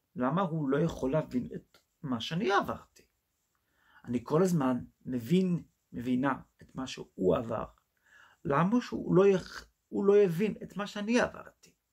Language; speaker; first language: Hebrew; non-native, fluent; English